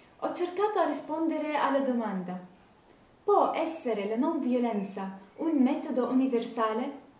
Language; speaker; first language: Italian; non-native, fluent; Arabic